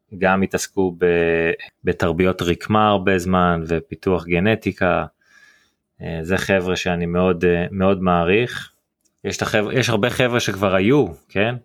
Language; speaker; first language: Hebrew; early bilingual, heritage; Hebrew